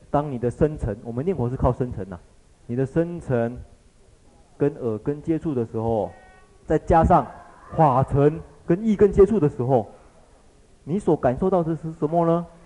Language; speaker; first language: Chinese; native; Chinese